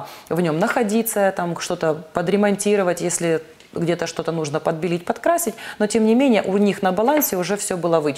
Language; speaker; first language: Russian; native; Russian